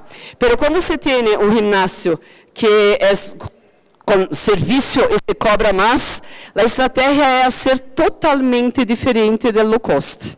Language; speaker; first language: Spanish; non-native, fluent; Portuguese